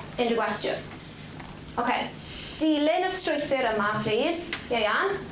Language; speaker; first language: Welsh; native; Welsh